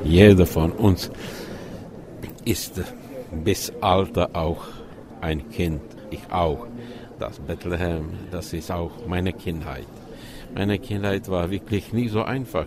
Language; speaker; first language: German; non-native, fluent; Czech